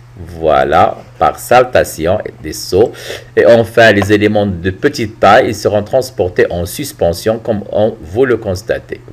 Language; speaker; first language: French; non-native, local second language; Arabic